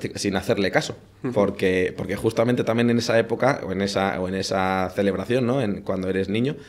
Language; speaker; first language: Spanish; native; Spanish